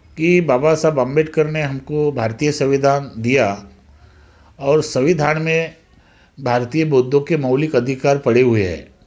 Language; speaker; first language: Hindi; non-native, local second language; Marathi